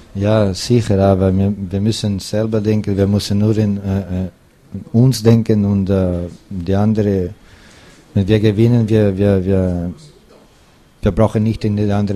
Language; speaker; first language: German; non-native, learner; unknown